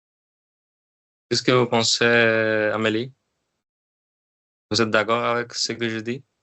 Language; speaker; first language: French; non-native, learner; Spanish